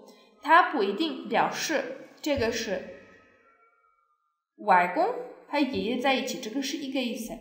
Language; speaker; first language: Chinese; non-native, fluent; Polish